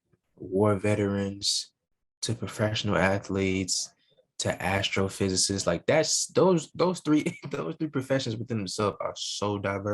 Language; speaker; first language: English; native; English